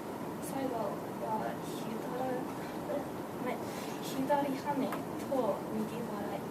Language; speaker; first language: Japanese; non-native, learner; English